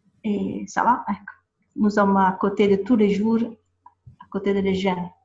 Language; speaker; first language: French; non-native, fluent; Italian